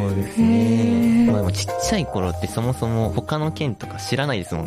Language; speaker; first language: Japanese; native; Japanese